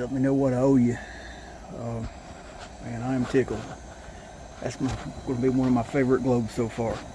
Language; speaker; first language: English; native; English